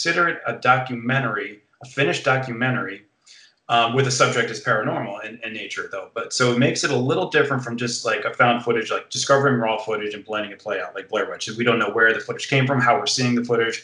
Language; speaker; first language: English; native; English